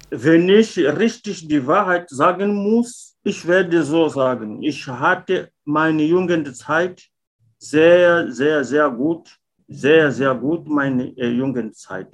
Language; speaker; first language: German; non-native, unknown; Portuguese